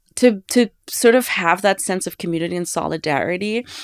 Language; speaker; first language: English; non-native, fluent; German